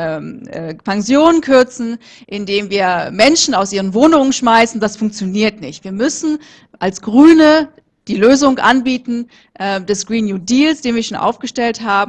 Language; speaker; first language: German; native; German